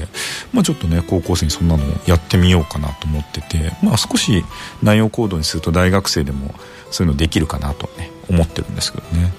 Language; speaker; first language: Japanese; native; Japanese